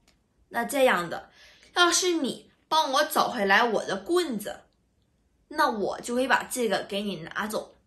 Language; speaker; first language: Chinese; early bilingual, other home language; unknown